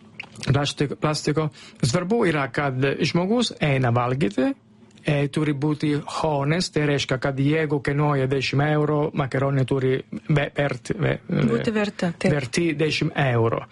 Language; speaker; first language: Lithuanian; non-native, learner; Italian